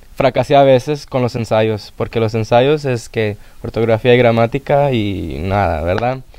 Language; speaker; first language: Spanish; early bilingual, heritage; Spanish